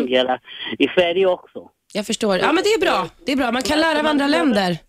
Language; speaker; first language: Swedish; non-native, fluent; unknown